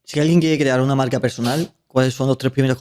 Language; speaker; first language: Spanish; native; Spanish